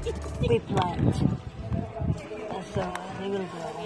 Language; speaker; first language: English; non-native, local second language; Filipino